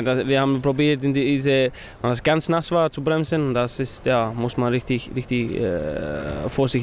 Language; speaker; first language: German; non-native, fluent; Icelandic